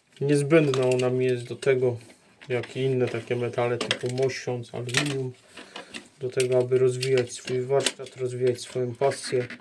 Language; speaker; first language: Polish; native; Polish